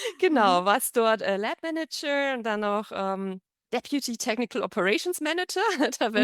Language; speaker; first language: German; native; German